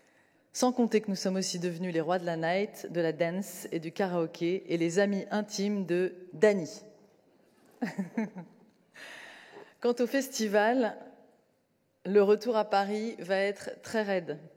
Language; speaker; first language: French; native; French